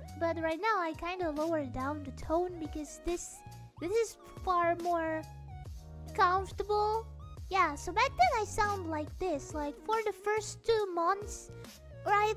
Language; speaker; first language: English; non-native, fluent; Indonesian